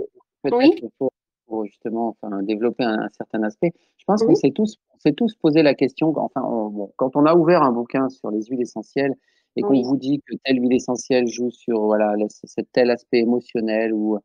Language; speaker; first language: French; native; French